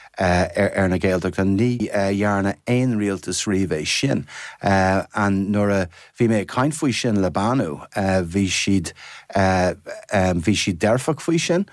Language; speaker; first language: Irish; non-native, fluent; English